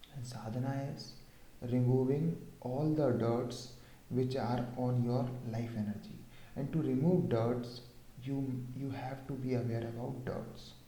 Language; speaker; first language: English; non-native, local second language; Hindi